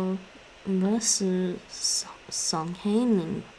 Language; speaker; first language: Chinese; non-native, learner; English